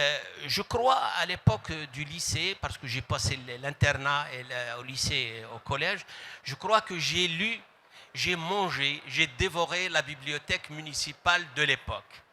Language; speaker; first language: French; non-native, local second language; Arabic